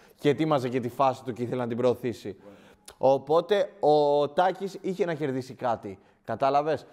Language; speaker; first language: Greek; early bilingual, other home language; Albanian